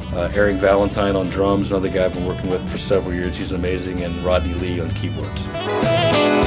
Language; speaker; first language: English; native; English